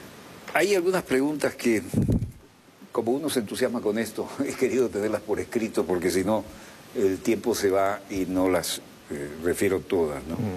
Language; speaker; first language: Spanish; native; Spanish